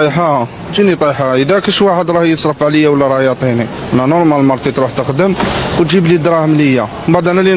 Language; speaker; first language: Arabic; native; Arabic